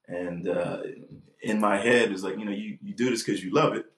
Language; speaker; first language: English; native; English